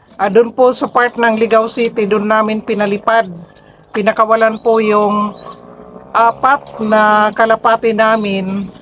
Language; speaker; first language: Filipino; non-native, local second language; Bikol